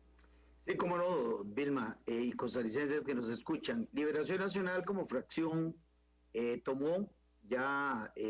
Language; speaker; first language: Spanish; native; Spanish